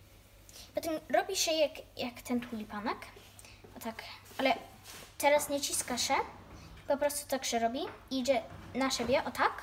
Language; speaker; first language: Polish; early bilingual, heritage; Polish